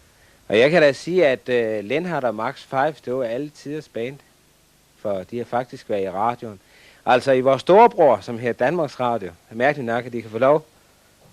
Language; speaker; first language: Danish; native; Danish